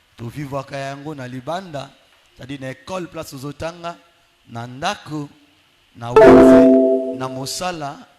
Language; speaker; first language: Lingala; native; Lingala